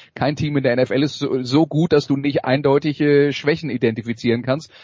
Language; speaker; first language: German; non-native, fluent; French